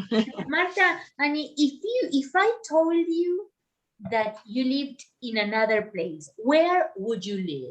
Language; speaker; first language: English; non-native, fluent; Spanish